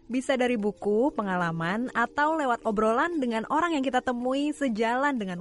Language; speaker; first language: Indonesian; native; Indonesian